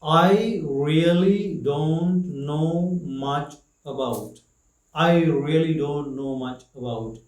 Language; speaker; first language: English; non-native, local second language; Sinhala